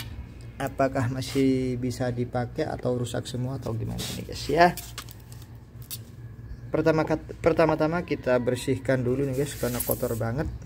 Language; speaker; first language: Indonesian; native; Indonesian